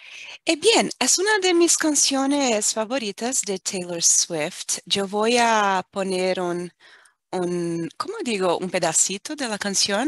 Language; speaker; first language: Spanish; non-native, fluent; Portuguese